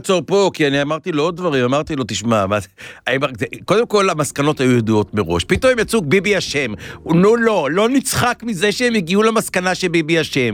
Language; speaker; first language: Hebrew; native; Hebrew